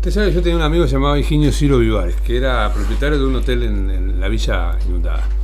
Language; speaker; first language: Spanish; native; Spanish